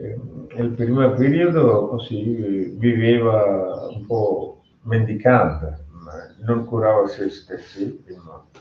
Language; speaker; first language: Italian; non-native, fluent; Tamil